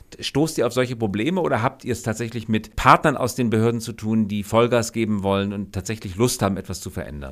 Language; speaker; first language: German; native; German